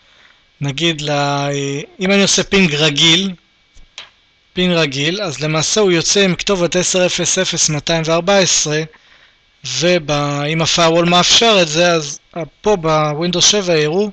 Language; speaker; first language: Hebrew; native; Hebrew